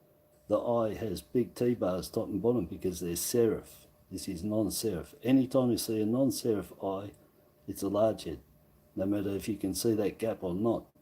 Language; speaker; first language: English; native; English